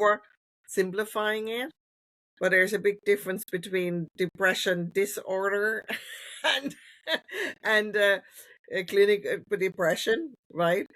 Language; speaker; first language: English; non-native, fluent; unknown